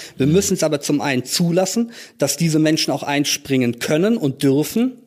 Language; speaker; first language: German; native; German